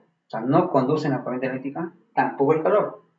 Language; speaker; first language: Spanish; native; Spanish